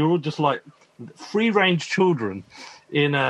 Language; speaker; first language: English; native; English